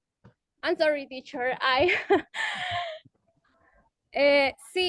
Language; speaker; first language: English; non-native, learner; Spanish